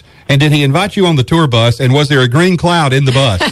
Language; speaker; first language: English; native; English